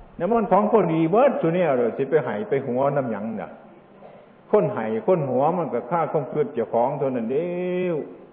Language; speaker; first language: Thai; non-native, local second language; Northeastern Thai